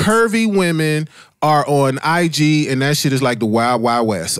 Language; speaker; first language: English; native; English